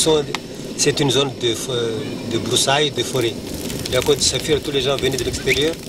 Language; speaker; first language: French; non-native, local second language; Malagasy